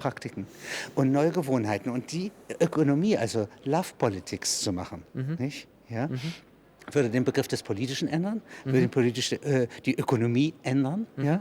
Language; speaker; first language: German; native; German